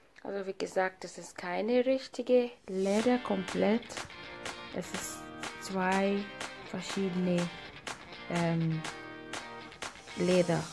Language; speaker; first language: German; non-native, fluent; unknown